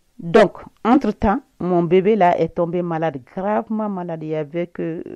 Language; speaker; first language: French; non-native, local second language; Bambara